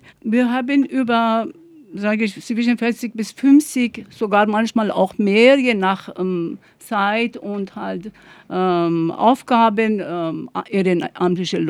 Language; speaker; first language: German; non-native, fluent; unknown